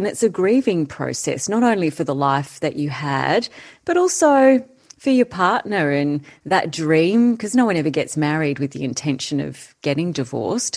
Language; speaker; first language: English; native; English